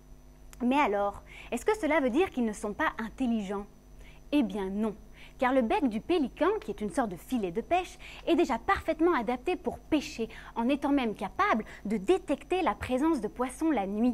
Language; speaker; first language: French; native; French